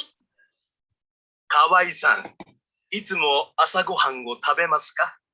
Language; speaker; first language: Japanese; non-native, learner; French